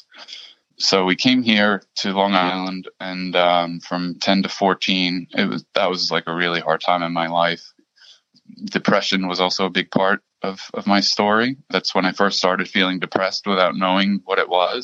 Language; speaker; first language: English; early bilingual, other home language; German